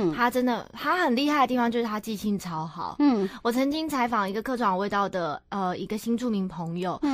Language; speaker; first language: Chinese; native; Chinese